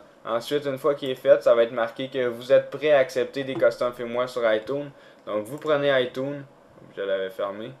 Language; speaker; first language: French; native; French